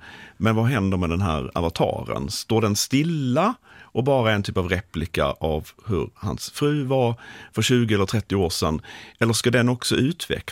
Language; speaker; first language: Swedish; native; Swedish